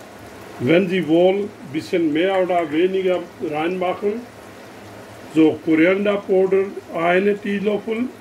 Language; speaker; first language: German; non-native, learner; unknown